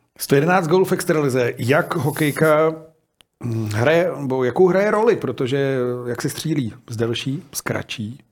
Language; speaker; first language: Czech; native; Czech